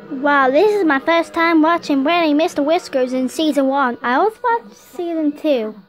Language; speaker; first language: English; native; English